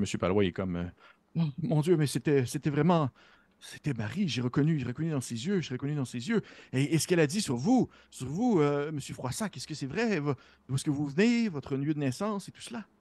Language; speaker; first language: French; native; French